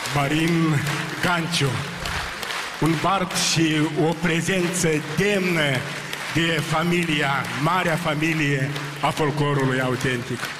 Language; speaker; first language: Romanian; native; Romanian